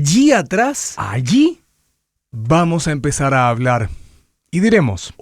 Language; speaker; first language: Spanish; native; Spanish